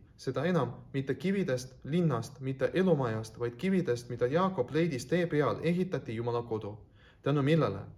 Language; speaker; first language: Estonian; non-native, local second language; Russian